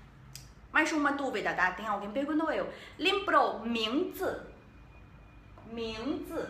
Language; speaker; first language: Portuguese; non-native, learner; Chinese